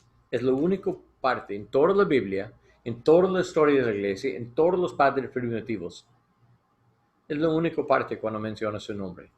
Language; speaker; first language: Spanish; non-native, learner; English